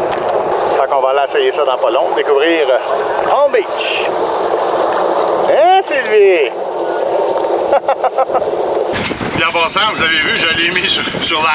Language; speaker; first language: French; native; French